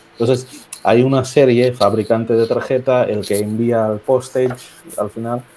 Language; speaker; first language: Spanish; non-native, fluent; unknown